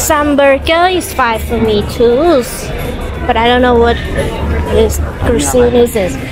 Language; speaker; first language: English; non-native, learner; Thai